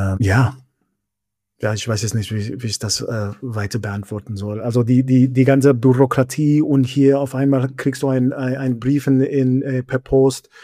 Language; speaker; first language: German; non-native, fluent; English